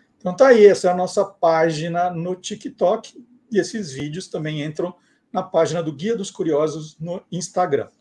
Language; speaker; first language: Portuguese; native; Portuguese